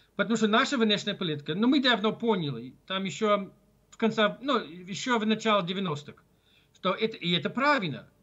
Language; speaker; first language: Russian; non-native, fluent; English